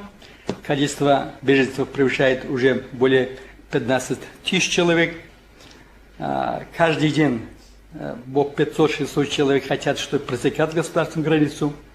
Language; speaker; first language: Russian; non-native, local second language; Tajik